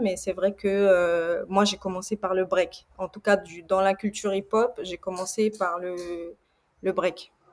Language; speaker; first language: French; early bilingual, other home language; Portuguese